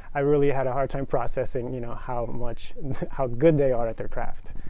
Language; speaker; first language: English; native; English